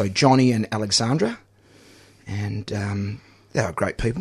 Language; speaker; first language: English; native; English